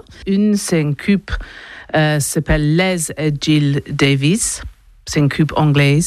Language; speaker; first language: French; non-native, learner; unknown